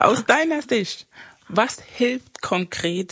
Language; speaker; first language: German; non-native, fluent; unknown